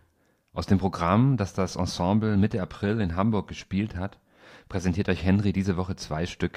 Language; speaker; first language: German; native; German